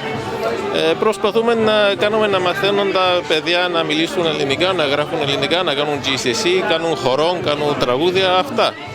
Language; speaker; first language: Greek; early bilingual, heritage; Greek